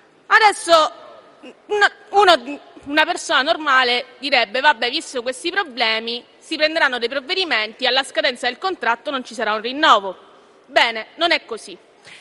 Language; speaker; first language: Italian; native; Italian